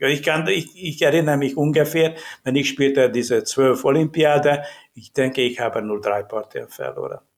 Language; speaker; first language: German; non-native, learner; Hungarian